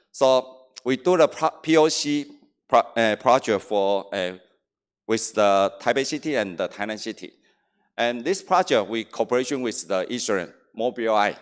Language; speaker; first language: English; non-native, learner; Chinese